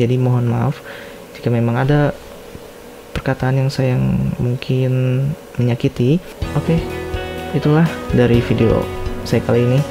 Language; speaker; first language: Indonesian; native; Indonesian